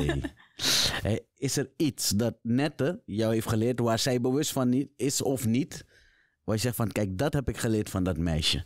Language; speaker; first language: Dutch; native; Dutch